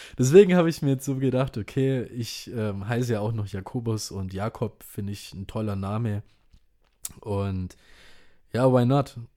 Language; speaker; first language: German; early bilingual, other home language; Indonesian